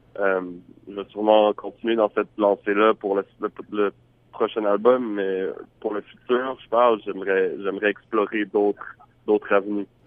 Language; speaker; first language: French; native; French